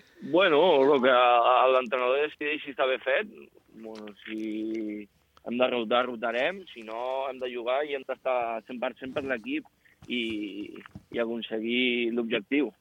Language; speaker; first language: Catalan; non-native, local second language; Spanish